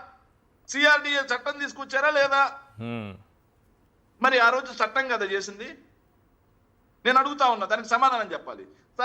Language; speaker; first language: Telugu; native; Telugu